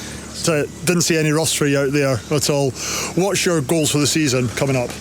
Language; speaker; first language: English; native; English